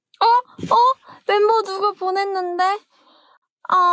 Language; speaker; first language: Korean; early bilingual, heritage; English